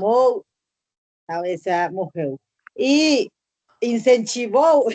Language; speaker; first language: Portuguese; non-native, learner; Spanish